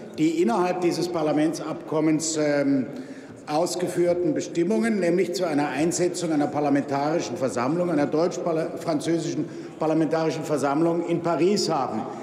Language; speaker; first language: German; native; German